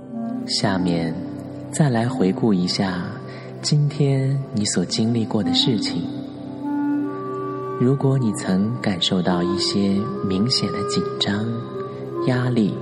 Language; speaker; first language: Chinese; native; Chinese